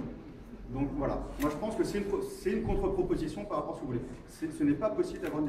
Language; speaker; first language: French; native; French